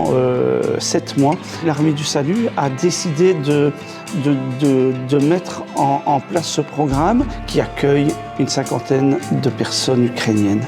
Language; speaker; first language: French; native; French